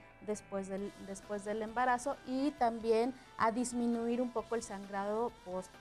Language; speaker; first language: Spanish; native; Spanish